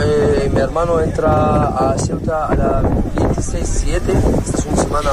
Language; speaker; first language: Spanish; non-native, learner; Arabic